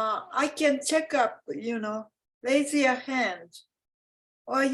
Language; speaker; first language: English; non-native, fluent; Japanese